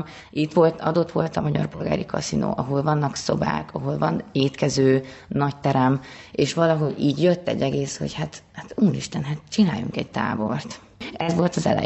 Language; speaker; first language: Hungarian; native; Hungarian